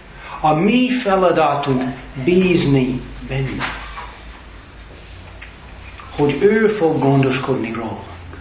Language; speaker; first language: Hungarian; non-native, learner; English